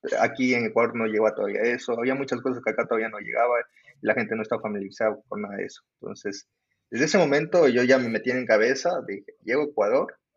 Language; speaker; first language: Spanish; native; Spanish